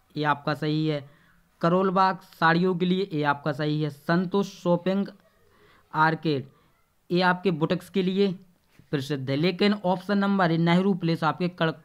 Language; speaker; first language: Hindi; native; Hindi